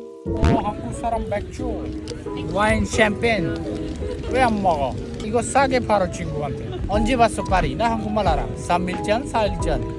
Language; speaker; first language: Korean; non-native, learner; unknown